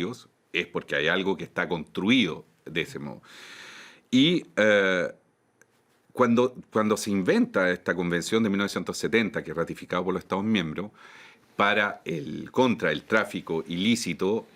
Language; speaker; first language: Spanish; native; Spanish